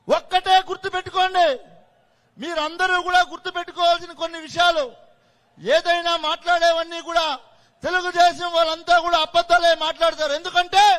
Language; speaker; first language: Telugu; native; Telugu